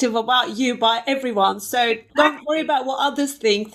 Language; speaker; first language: English; non-native, fluent; Turkish